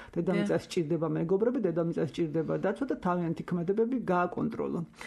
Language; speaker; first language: Georgian; native; Georgian